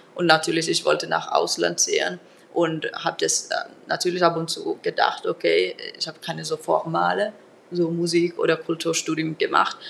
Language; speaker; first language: German; non-native, fluent; Finnish